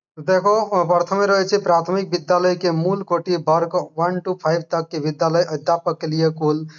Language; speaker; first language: Hindi; non-native, local second language; Bangla